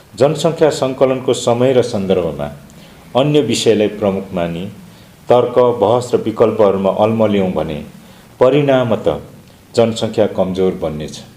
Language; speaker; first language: Nepali; non-native, local second language; Limburgish